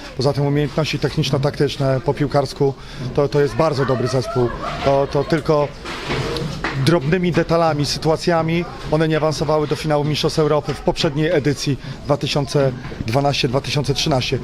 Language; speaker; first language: Polish; native; Polish